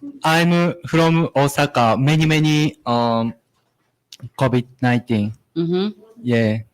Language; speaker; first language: English; non-native, learner; Japanese